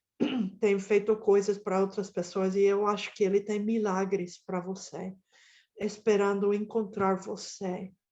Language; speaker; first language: Portuguese; non-native, fluent; Spanish